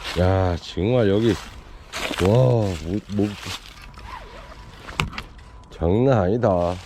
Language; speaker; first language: Korean; native; Korean